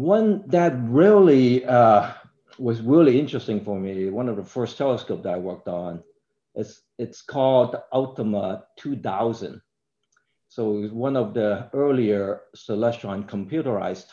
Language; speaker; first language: English; non-native, local second language; Cantonese